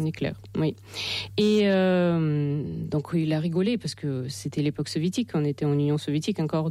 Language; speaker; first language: French; non-native, fluent; Russian